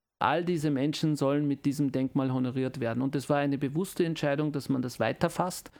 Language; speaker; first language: German; early bilingual, other home language; Turkish